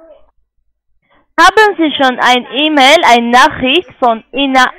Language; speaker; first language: German; non-native, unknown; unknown